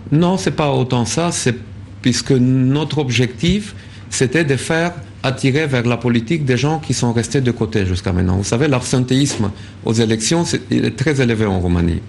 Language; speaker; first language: French; non-native, fluent; Romanian